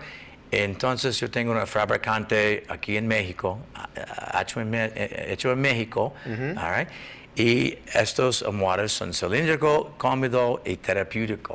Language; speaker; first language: Spanish; non-native, learner; English